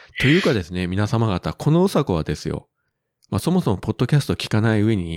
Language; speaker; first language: Japanese; native; Japanese